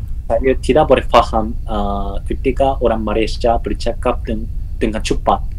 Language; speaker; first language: Malay; non-native, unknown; Japanese